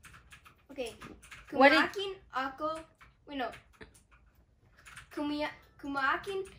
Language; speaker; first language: Filipino; non-native, learner; English